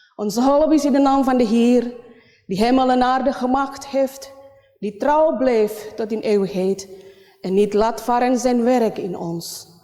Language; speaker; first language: Dutch; non-native, learner; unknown